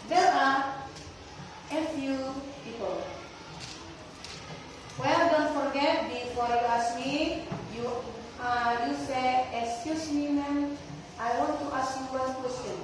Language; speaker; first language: English; non-native, learner; Indonesian